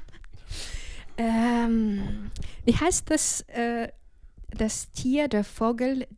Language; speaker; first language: German; non-native, fluent; Ukrainian